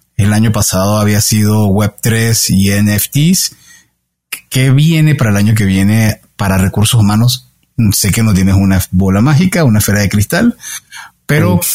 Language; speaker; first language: Spanish; native; Spanish